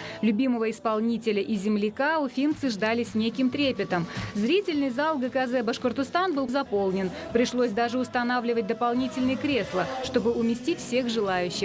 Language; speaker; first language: Russian; native; Russian